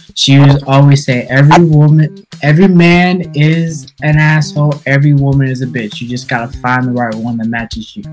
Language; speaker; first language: English; native; English